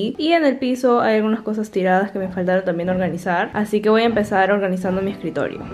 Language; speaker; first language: Spanish; native; Spanish